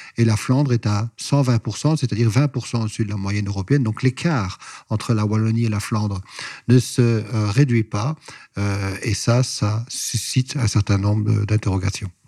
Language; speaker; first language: French; native; French